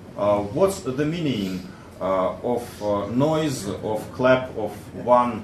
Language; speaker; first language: English; non-native, fluent; Russian